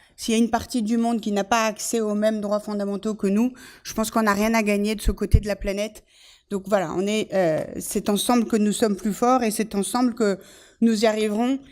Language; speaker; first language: French; early bilingual, other home language; Persian